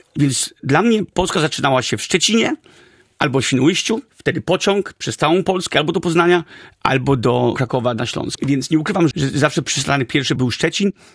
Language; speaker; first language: Polish; early bilingual, heritage; Polish